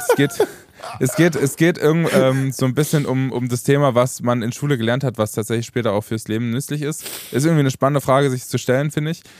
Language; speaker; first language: German; early bilingual, other home language; Romanian